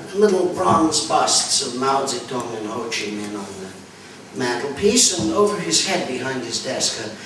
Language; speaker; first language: English; native; English